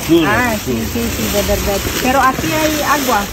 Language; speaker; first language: Spanish; non-native, learner; Filipino